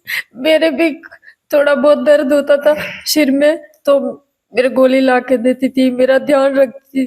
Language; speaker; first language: Hindi; non-native, local second language; Marwari